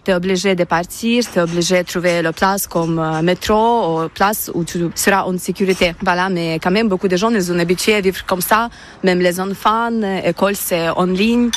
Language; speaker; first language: French; non-native, learner; Ukrainian